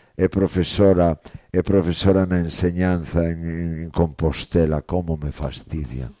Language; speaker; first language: Galician; native; Galician